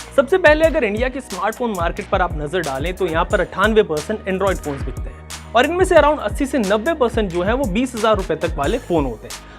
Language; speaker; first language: Hindi; native; Hindi